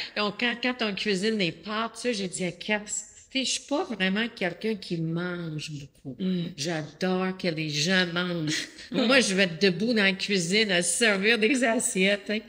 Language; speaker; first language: French; non-native, local second language; English